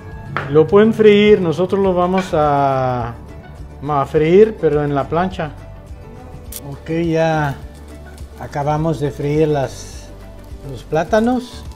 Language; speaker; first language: Spanish; non-native, fluent; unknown